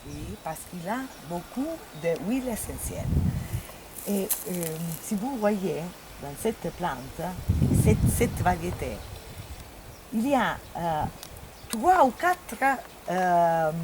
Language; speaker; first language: French; non-native, fluent; Italian